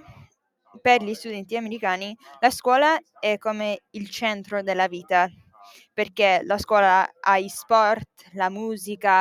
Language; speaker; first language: Italian; non-native, fluent; English